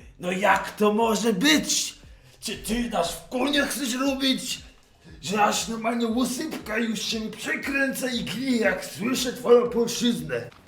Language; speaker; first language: Polish; early bilingual, heritage; Polish